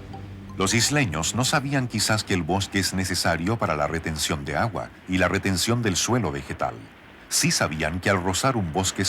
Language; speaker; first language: Spanish; native; Spanish